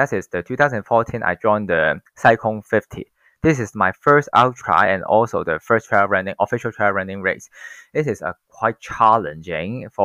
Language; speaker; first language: English; non-native, local second language; Cantonese